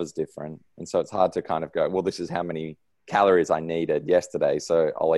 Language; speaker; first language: English; native; English